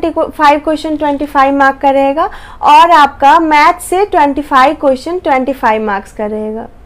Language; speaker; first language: Hindi; native; Hindi